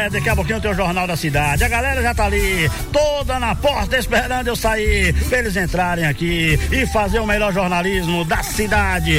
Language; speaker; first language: Portuguese; native; Portuguese